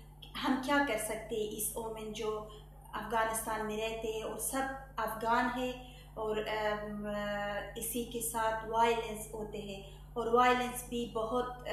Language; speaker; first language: Hindi; non-native, fluent; Persian